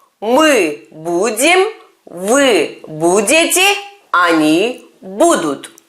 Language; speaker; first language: Russian; non-native, fluent; Turkish